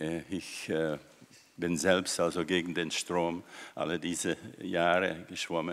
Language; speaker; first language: German; non-native, fluent; Czech